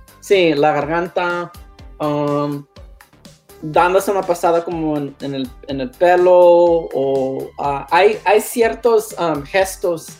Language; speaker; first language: Spanish; non-native, learner; English